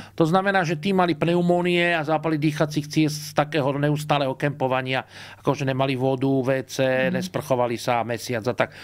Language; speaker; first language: Slovak; native; Slovak